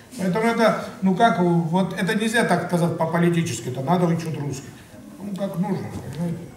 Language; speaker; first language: Russian; non-native, local second language; Georgian